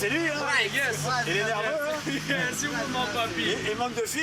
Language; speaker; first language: French; native; French